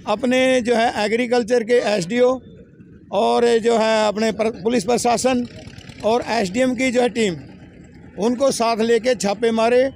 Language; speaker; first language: Hindi; native; Hindi